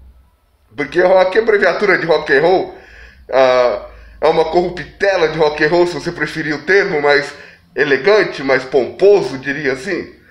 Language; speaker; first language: Portuguese; native; Portuguese